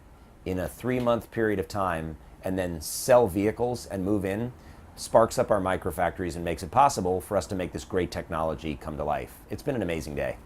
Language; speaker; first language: English; native; English